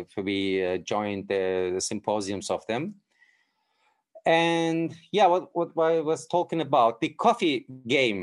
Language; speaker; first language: English; non-native, fluent; Turkish